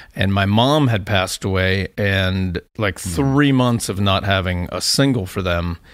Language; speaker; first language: English; native; English